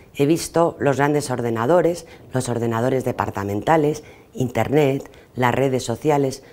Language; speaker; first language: Spanish; native; Spanish